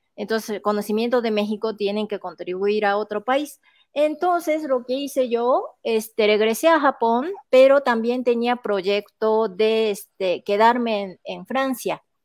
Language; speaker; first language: Spanish; non-native, fluent; Japanese